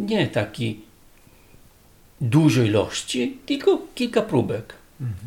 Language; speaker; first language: Polish; non-native, learner; Italian